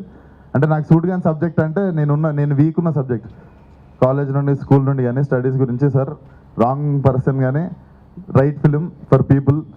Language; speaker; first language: Telugu; native; Telugu